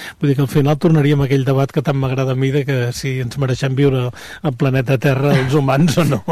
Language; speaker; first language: Catalan; native; Catalan